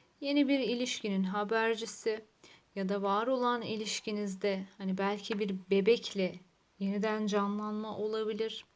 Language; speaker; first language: Turkish; native; Turkish